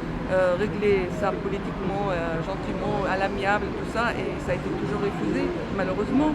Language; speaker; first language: French; non-native, fluent; Arabic